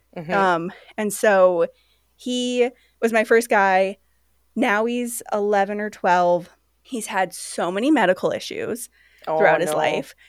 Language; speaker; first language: English; native; English